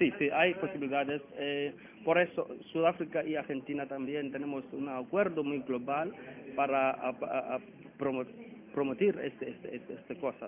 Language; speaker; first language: Spanish; non-native, learner; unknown